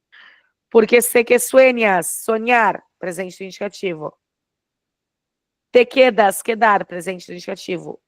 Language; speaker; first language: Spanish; non-native, fluent; Portuguese